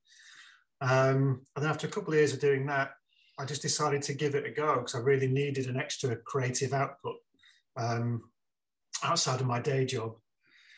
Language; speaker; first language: English; native; English